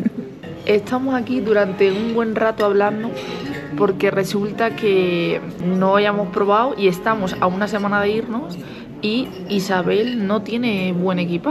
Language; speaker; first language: Spanish; native; Spanish